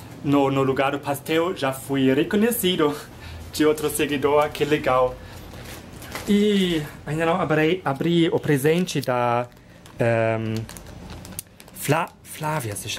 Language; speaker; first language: Portuguese; non-native, fluent; German